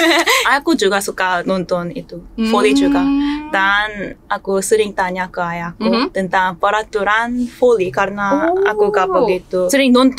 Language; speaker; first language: Indonesian; non-native, fluent; Korean